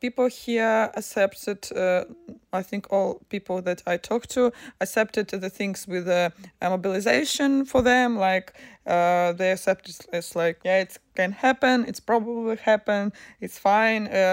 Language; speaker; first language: English; non-native, fluent; Ukrainian